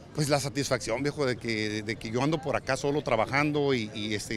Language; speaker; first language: Spanish; native; Spanish